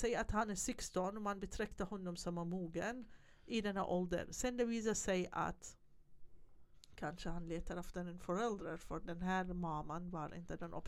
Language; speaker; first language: Swedish; non-native, fluent; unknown